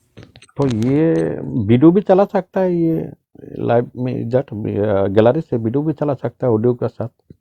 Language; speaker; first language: Hindi; non-native, local second language; Bangla